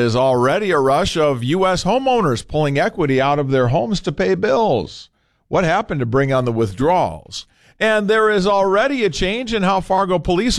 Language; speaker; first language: English; native; English